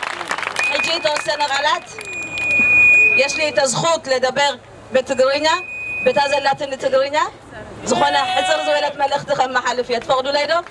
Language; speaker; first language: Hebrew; early bilingual, other home language; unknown